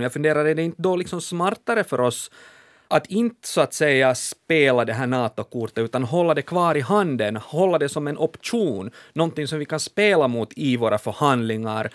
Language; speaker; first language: Swedish; native; Swedish